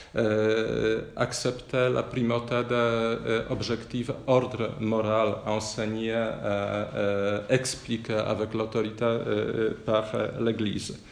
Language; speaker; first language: French; non-native, fluent; Polish